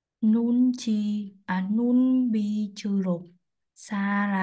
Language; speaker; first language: Korean; non-native, learner; Vietnamese